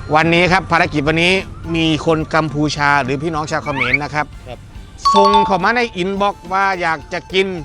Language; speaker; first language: Thai; native; Thai